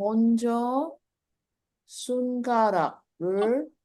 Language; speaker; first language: Korean; non-native, learner; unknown